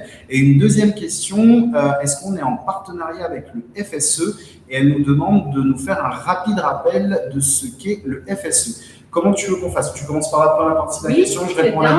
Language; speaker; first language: French; native; French